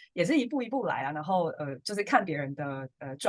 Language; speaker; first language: Chinese; native; Chinese